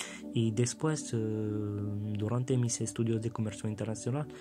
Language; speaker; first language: Spanish; non-native, fluent; French